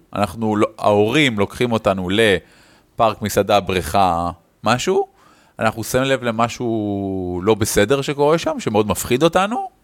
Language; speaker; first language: Hebrew; native; Hebrew